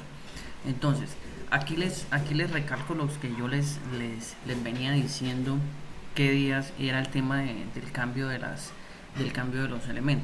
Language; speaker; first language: Spanish; native; Spanish